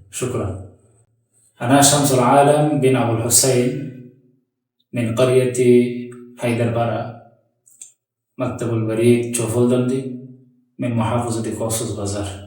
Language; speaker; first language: Arabic; non-native, learner; Bangla